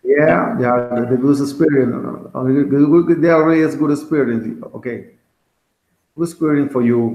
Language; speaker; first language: English; non-native, learner; Spanish